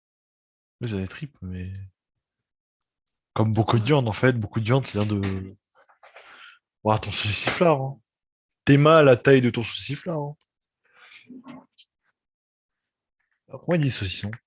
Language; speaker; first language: French; native; French